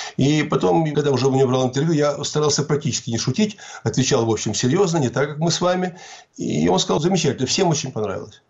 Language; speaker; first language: Russian; native; Russian